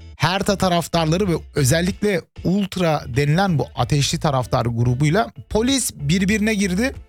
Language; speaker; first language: Turkish; early bilingual, heritage; Turkish